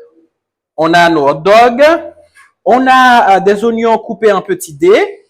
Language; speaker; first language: French; non-native, local second language; Haitian Creole